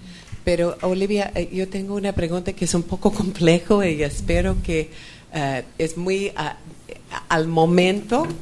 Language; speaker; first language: Spanish; non-native, fluent; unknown